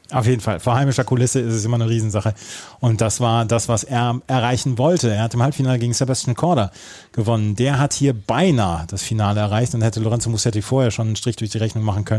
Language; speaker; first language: German; native; German